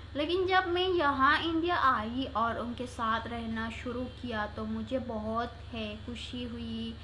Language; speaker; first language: Hindi; non-native, learner; Indonesian